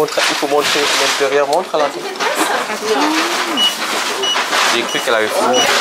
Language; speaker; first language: French; native; French